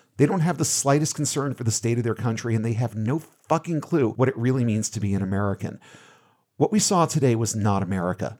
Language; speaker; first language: English; native; English